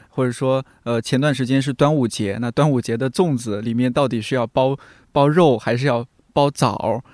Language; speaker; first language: Chinese; native; Chinese